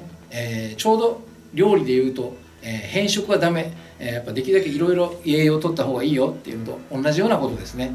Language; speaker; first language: Japanese; native; Japanese